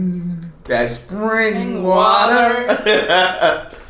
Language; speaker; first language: English; native; English